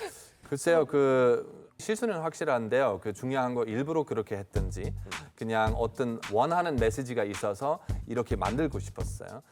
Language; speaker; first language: Korean; non-native, fluent; German